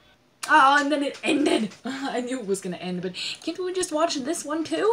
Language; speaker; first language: English; non-native, fluent; Swedish